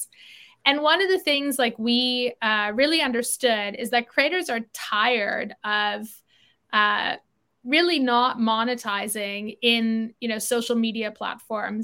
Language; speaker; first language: English; native; English